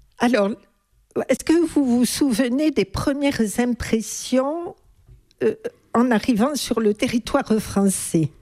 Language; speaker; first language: French; native; French